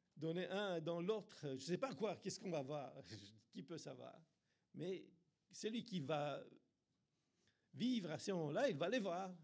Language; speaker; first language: French; non-native, fluent; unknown